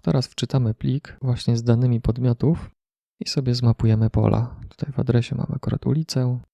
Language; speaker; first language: Polish; native; Polish